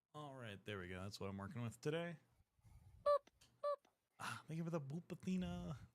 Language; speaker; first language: English; native; English